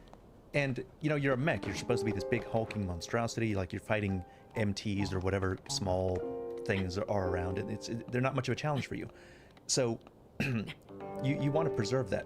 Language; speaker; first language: English; native; English